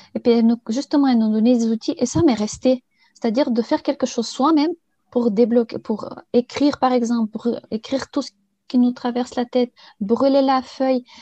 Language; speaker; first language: French; non-native, fluent; Bulgarian